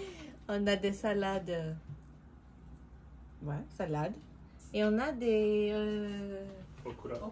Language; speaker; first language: French; non-native, learner; Portuguese